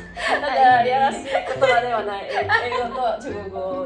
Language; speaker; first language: Japanese; non-native, fluent; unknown